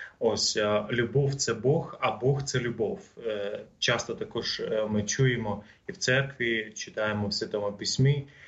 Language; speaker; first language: Ukrainian; native; Ukrainian